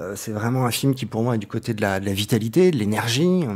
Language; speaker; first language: French; native; French